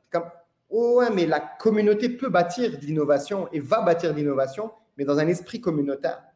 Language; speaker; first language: French; non-native, local second language; Arabic